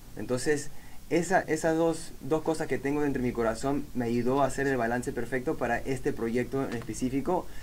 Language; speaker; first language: Spanish; early bilingual, heritage; Spanish